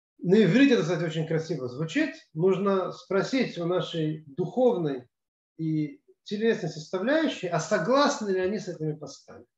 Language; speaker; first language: Russian; native; Russian